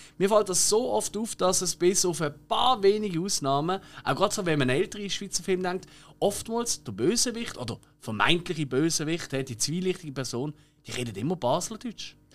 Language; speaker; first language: German; native; German